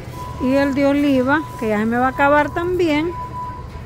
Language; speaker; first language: Spanish; native; Spanish